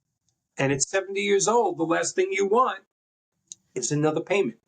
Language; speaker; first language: English; native; English